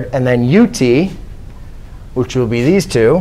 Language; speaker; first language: English; native; English